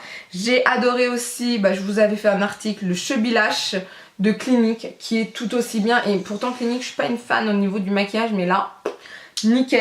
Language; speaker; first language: French; native; French